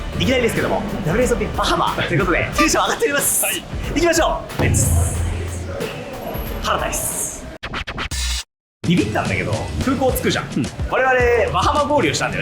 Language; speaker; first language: Japanese; native; Japanese